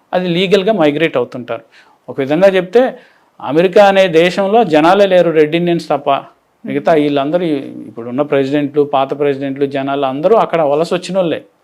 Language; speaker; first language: Telugu; native; Telugu